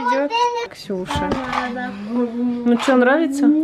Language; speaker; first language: Russian; native; Russian